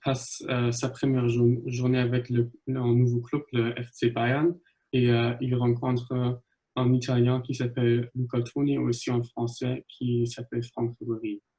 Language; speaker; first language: French; non-native, fluent; German